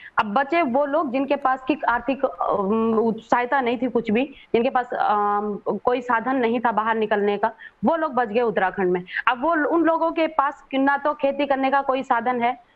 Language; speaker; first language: Hindi; native; Hindi